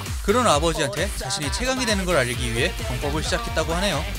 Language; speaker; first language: Korean; native; Korean